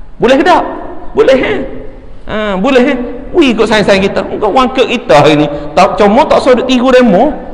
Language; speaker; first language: Malay; native; Malay